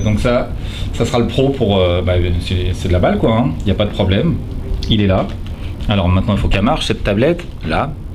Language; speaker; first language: French; native; French